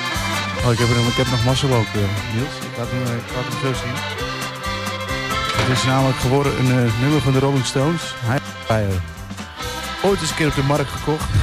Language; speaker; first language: Dutch; native; Dutch